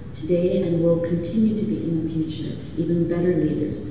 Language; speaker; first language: English; early bilingual, other home language; Korean